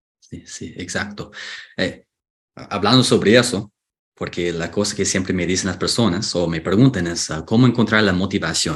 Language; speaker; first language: Spanish; non-native, fluent; English